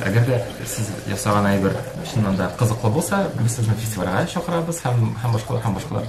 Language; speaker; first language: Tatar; early bilingual, heritage; Tatar